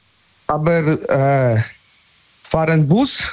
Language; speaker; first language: German; non-native, learner; Polish